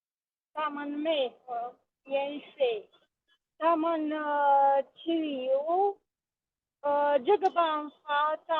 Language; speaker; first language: Chinese; non-native, learner; Romanian